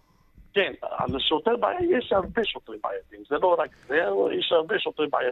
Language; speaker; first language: Hebrew; non-native, fluent; Arabic